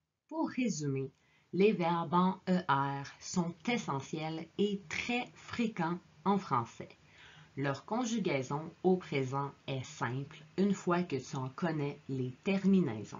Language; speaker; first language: French; native; French